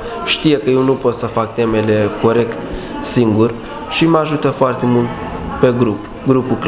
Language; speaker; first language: Romanian; non-native, learner; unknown